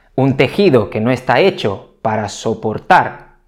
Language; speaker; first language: Spanish; non-native, fluent; Italian